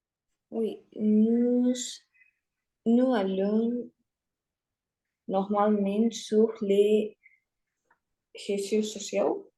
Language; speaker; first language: French; non-native, learner; Spanish